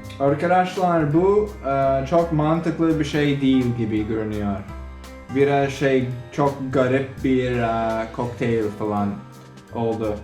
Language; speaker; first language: Turkish; non-native, learner; English